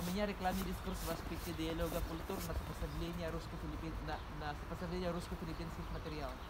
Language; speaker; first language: Russian; non-native, fluent; Filipino